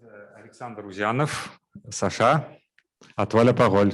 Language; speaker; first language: French; non-native, learner; Russian